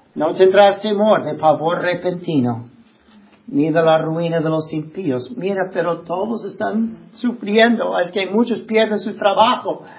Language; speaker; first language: Spanish; non-native, fluent; English